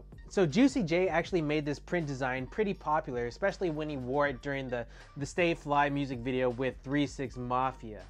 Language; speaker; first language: English; native; English